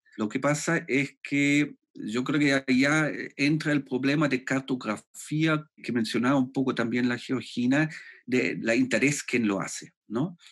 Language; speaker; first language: Spanish; non-native, fluent; German